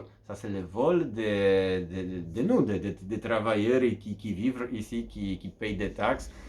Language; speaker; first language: French; non-native, fluent; Polish